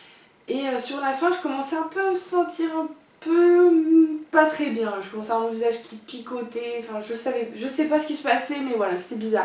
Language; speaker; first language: French; native; French